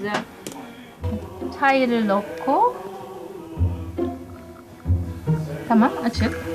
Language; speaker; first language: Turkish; non-native, fluent; Korean